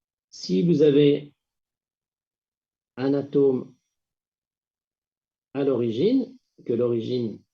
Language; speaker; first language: French; native; French